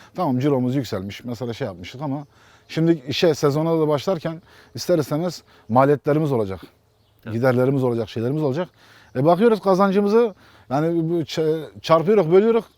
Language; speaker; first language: Turkish; native; Turkish